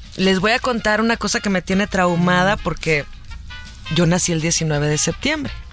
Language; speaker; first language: Spanish; native; Spanish